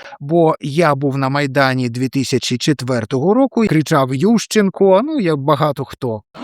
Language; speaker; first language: Ukrainian; native; Ukrainian